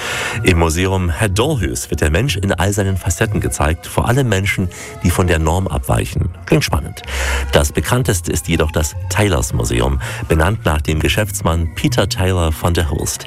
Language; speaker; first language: German; native; German